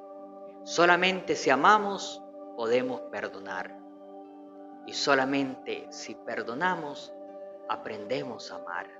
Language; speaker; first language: Spanish; native; Spanish